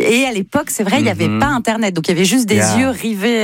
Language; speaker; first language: French; native; French